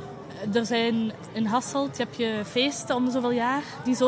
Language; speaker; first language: Dutch; native; Dutch